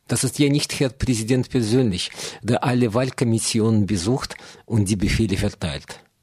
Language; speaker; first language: German; non-native, fluent; Russian